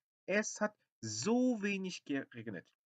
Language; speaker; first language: German; non-native, fluent; Korean